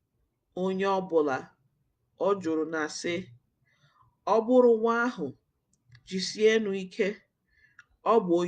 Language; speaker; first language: Igbo; non-native, learner; English